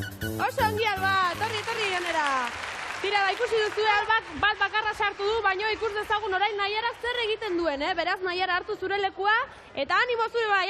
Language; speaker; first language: Basque; native; Basque